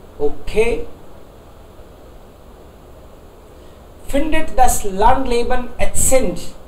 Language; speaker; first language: German; non-native, fluent; Hindi